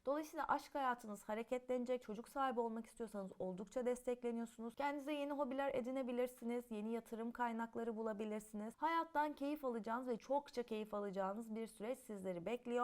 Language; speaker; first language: Turkish; native; Turkish